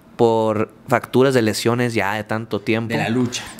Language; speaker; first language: Spanish; native; Spanish